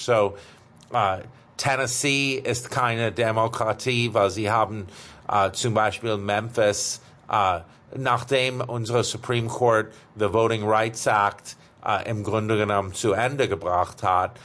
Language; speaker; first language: German; non-native, fluent; English